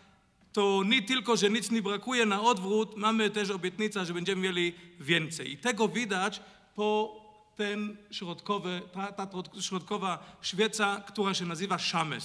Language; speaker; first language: Polish; non-native, learner; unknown